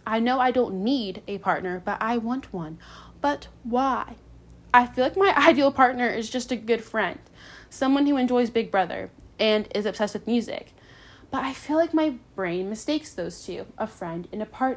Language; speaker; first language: English; native; English